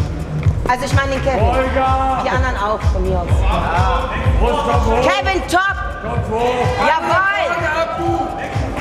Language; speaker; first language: German; native; German